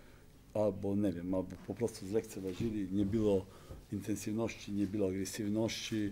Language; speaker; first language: Polish; non-native, fluent; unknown